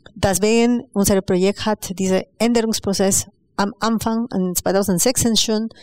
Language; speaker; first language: German; non-native, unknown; Spanish